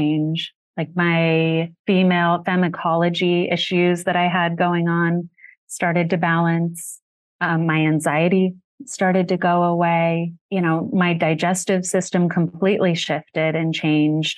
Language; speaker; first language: English; native; English